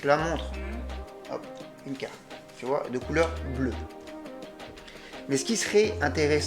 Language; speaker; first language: French; native; French